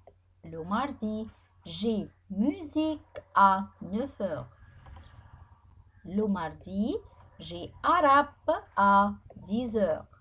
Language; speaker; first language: French; non-native, fluent; Arabic